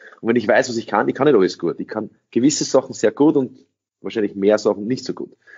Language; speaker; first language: German; early bilingual, other home language; English